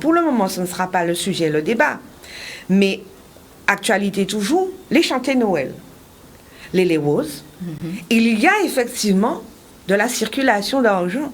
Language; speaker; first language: French; native; French